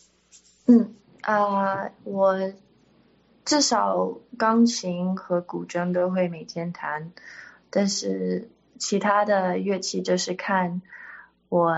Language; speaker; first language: Chinese; early bilingual, heritage; Chinese